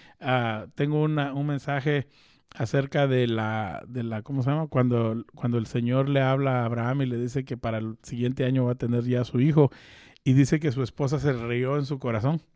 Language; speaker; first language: Spanish; early bilingual, heritage; Spanish